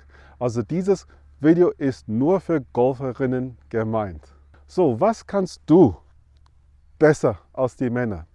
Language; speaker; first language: German; non-native, fluent; English